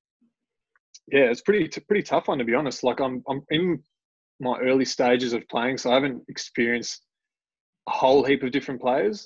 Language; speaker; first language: English; native; English